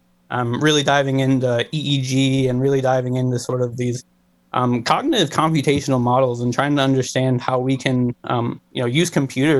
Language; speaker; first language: English; native; English